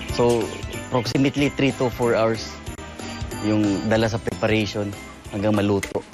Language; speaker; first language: Filipino; non-native, local second language; Cebuano